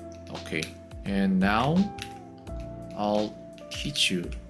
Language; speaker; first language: English; non-native, fluent; Korean